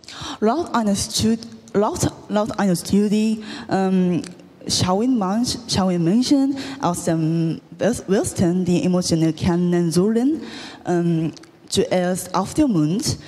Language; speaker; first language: German; non-native, learner; Korean